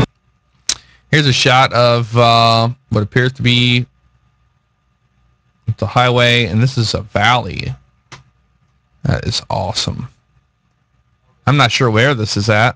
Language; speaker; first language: English; native; English